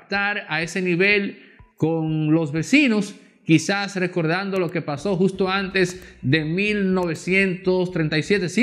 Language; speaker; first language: Spanish; native; Spanish